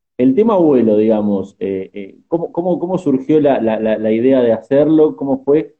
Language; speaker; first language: Spanish; native; Spanish